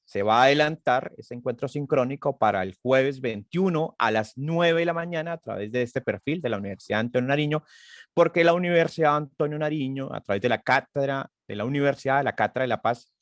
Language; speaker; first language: Spanish; native; Spanish